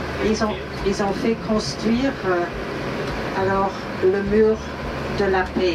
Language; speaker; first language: French; non-native, fluent; English